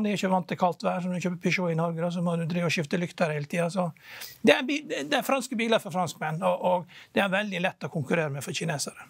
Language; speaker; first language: Norwegian; native; Norwegian